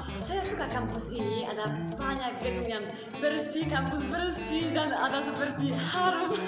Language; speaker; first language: Indonesian; non-native, learner; Polish